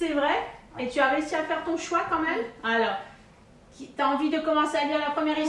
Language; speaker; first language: French; native; French